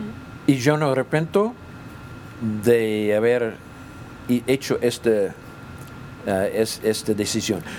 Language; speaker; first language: Spanish; non-native, fluent; English